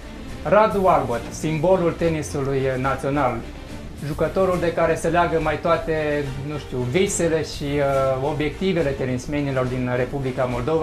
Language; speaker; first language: Romanian; native; Romanian